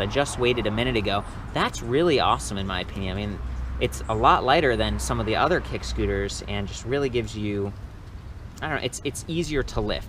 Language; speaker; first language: English; native; English